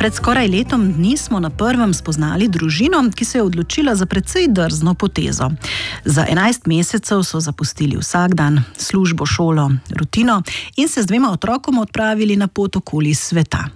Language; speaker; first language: Slovenian; native; Slovenian